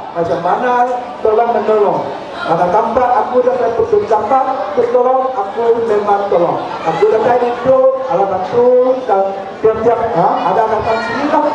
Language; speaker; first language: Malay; non-native, local second language; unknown